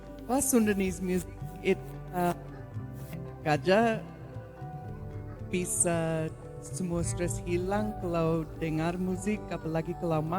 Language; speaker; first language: Indonesian; non-native, learner; English